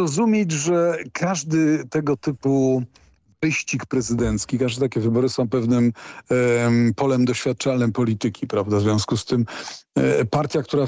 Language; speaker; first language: Polish; native; Polish